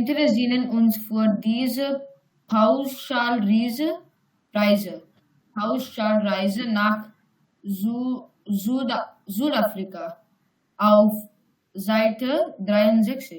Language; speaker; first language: German; non-native, learner; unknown